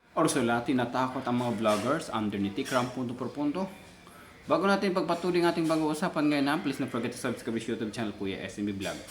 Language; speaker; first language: Filipino; non-native, local second language; Cebuano